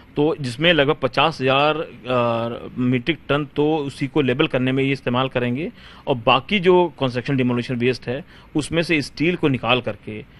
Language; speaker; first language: Hindi; native; Hindi